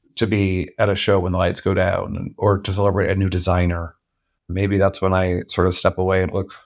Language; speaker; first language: English; native; English